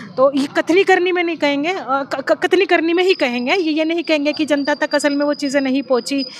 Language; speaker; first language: Hindi; native; Hindi